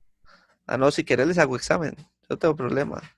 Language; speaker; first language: Spanish; native; Spanish